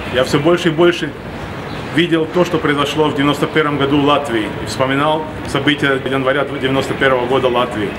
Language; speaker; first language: Russian; non-native, local second language; Latvian